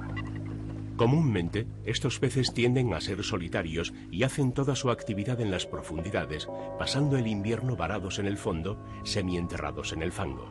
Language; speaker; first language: Spanish; native; Spanish